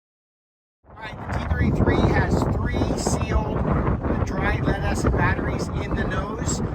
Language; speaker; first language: English; native; English